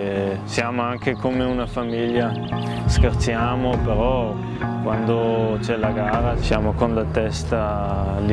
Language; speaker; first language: Italian; non-native, local second language; German